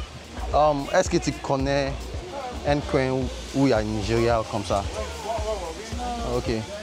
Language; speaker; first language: French; non-native, learner; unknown